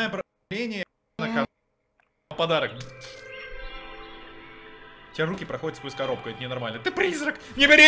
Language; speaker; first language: Russian; native; Russian